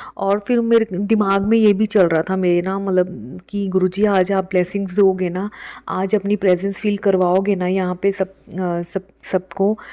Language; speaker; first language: Hindi; native; Hindi